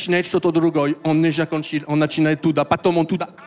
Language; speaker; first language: Russian; non-native, learner; French